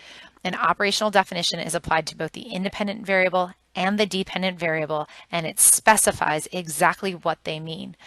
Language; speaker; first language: English; native; English